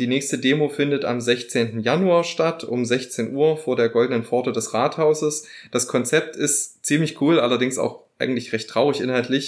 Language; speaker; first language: German; native; German